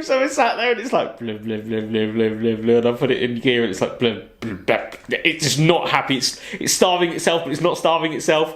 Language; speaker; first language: English; native; English